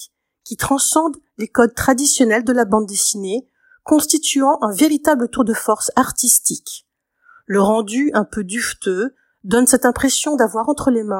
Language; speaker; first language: French; native; French